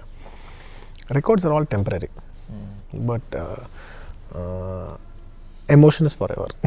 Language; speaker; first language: Tamil; non-native, local second language; Telugu